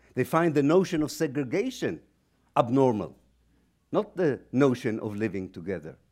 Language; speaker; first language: English; non-native, fluent; Hebrew